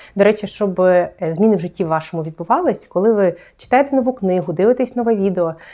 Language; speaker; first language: Ukrainian; native; Ukrainian